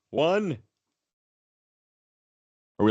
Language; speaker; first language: English; native; English